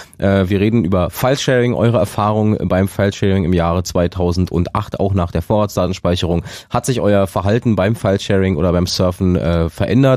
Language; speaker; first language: German; native; German